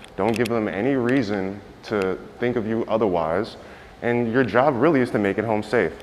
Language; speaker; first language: English; native; English